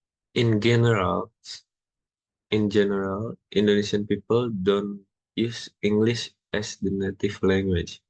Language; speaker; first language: English; non-native, learner; Indonesian